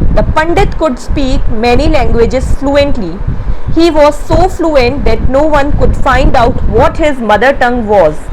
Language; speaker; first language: Hindi; native; Hindi